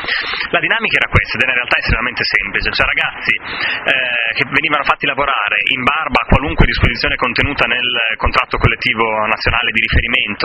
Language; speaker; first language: Italian; native; Italian